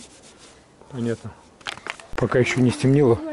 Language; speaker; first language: Russian; native; Russian